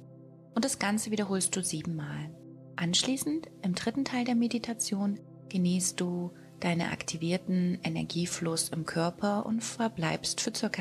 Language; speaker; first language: German; native; German